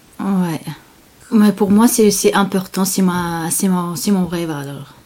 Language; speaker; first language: French; non-native, learner; Chechen